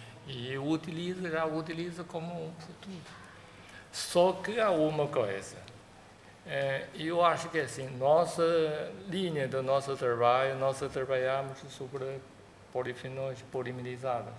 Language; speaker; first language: Portuguese; non-native, fluent; Chinese